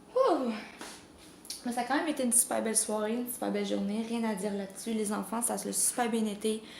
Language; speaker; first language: French; native; French